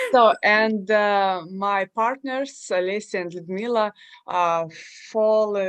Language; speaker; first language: English; non-native, learner; Russian